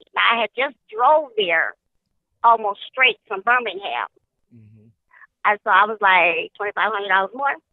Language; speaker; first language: English; native; English